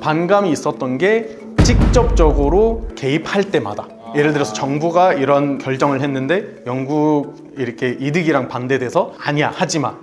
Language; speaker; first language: Korean; non-native, fluent; Arabic